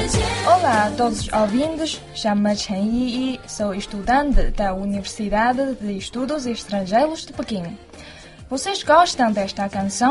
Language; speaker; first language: Portuguese; non-native, fluent; Chinese